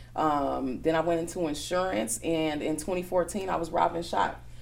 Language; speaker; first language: English; native; English